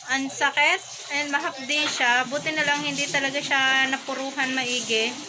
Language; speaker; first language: Filipino; native; Filipino